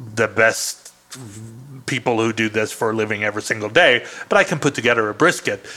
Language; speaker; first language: English; non-native, fluent; Swedish